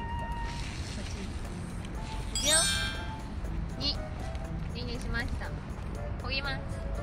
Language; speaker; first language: Japanese; native; Japanese